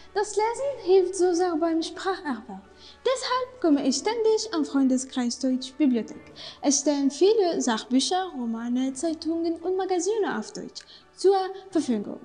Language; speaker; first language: German; non-native, learner; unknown